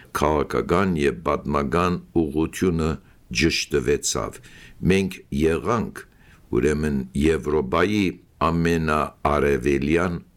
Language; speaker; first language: Armenian; early bilingual, heritage; Armenian